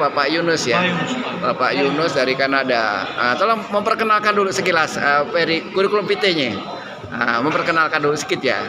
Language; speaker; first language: Indonesian; native; Indonesian